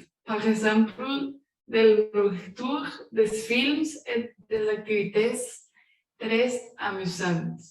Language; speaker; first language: French; non-native, learner; Spanish